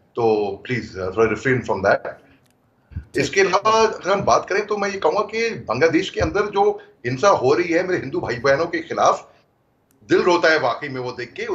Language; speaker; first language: Hindi; native; Hindi